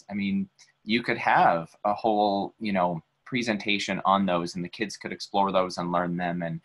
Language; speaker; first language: English; native; English